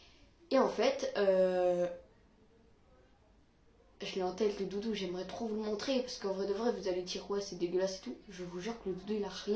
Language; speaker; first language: French; native; French